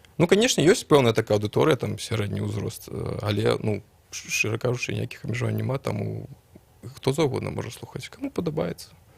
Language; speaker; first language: Belarusian; non-native, local second language; Russian